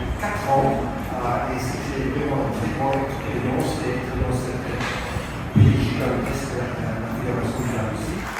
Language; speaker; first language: French; non-native, fluent; German